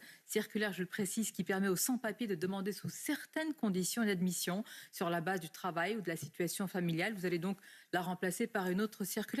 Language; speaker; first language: French; native; French